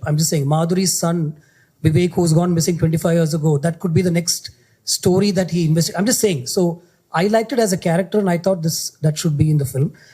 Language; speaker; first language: English; non-native, local second language; Malayalam